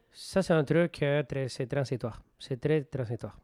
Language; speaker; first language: French; non-native, fluent; Spanish